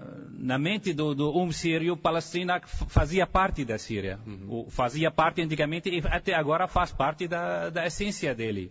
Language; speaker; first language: Portuguese; non-native, fluent; Arabic